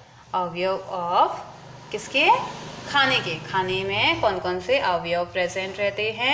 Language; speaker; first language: Hindi; native; Hindi